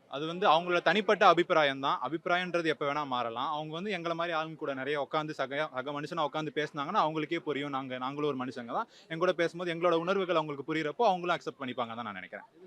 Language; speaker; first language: Tamil; native; Tamil